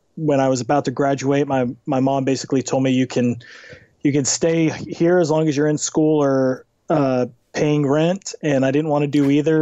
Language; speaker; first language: English; native; English